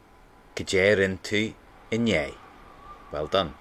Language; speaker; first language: Irish; non-native, learner; English